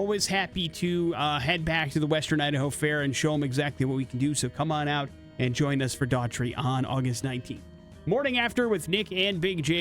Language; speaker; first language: English; native; English